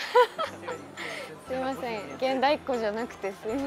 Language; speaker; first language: Japanese; native; Japanese